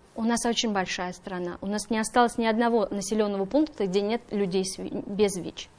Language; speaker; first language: Russian; native; Russian